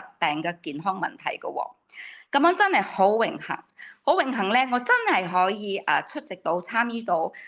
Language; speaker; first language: Cantonese; native; Cantonese